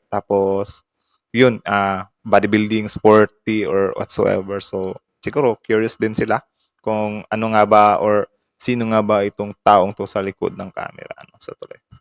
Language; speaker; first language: Filipino; native; Filipino